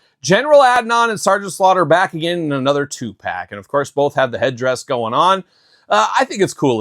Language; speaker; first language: English; native; English